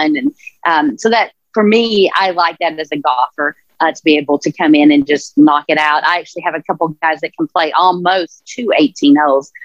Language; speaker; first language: English; native; English